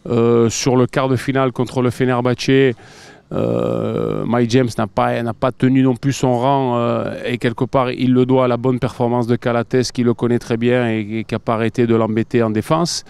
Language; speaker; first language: French; native; French